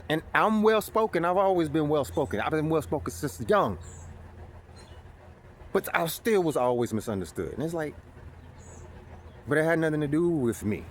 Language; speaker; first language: English; native; English